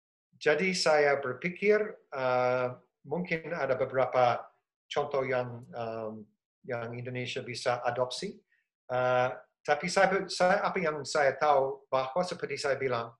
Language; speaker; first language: Indonesian; non-native, fluent; English